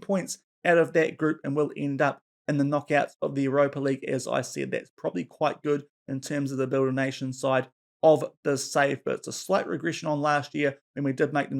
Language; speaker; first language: English; native; English